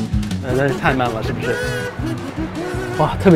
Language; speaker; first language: Chinese; non-native, fluent; English